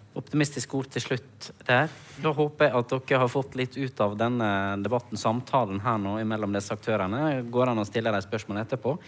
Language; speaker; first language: Norwegian; native; Norwegian